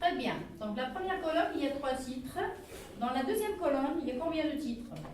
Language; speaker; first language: French; non-native, local second language; Arabic